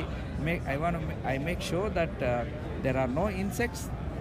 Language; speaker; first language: English; non-native, local second language; Telugu